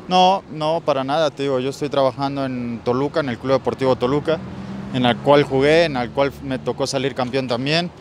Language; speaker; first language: Spanish; native; Spanish